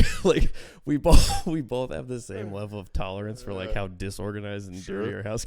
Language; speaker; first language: English; native; English